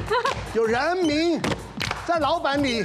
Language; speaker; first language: Chinese; native; Chinese